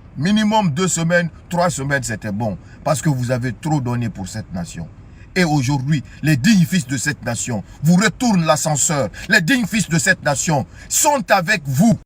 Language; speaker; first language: French; non-native, local second language; Susu